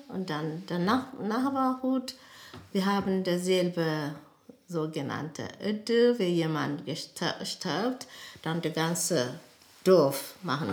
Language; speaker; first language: German; non-native, learner; Amharic